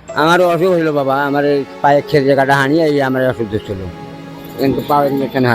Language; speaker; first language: Bangla; native; Bangla